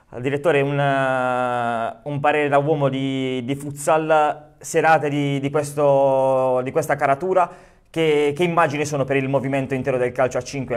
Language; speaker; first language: Italian; native; Italian